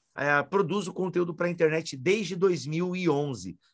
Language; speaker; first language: Portuguese; native; Portuguese